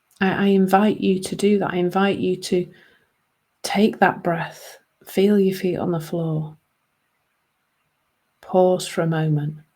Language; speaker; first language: English; native; English